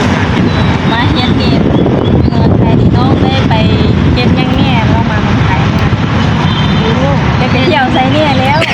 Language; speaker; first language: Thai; non-native, local second language; Northeastern Thai